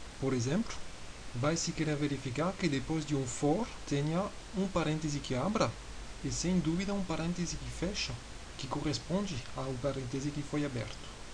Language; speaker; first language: Portuguese; non-native, fluent; French